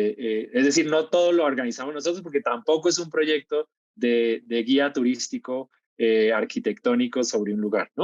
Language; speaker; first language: Spanish; native; Spanish